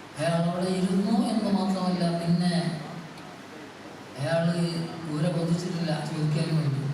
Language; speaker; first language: Malayalam; native; Malayalam